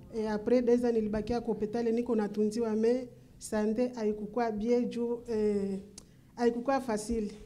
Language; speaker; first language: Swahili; native; Swahili